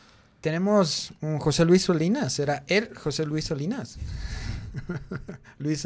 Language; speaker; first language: Spanish; native; Spanish